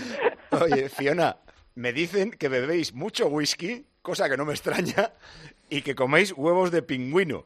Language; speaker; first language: Spanish; native; Spanish